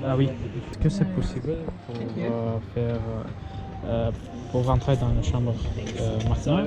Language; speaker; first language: French; non-native, learner; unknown